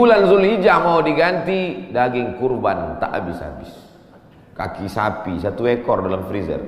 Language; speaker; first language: Malay; native; Malay